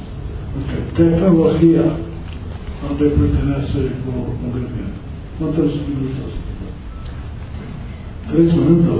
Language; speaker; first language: Spanish; non-native, learner; English